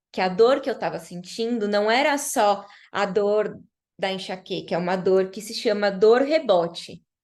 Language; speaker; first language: Portuguese; native; Portuguese